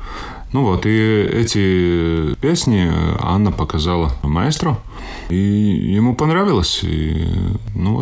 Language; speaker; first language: Russian; non-native, local second language; Latvian